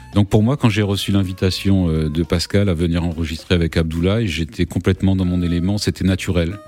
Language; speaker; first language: French; native; French